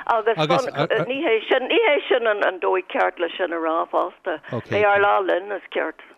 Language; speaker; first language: Irish; non-native, local second language; English